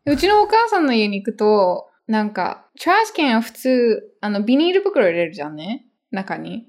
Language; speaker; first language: Japanese; native; Japanese